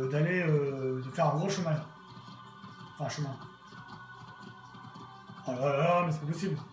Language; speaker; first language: French; native; French